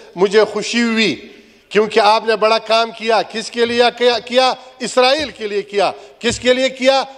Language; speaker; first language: Urdu; non-native, local second language; Pashto